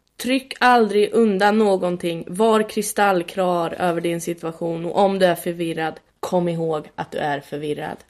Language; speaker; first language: Swedish; native; Swedish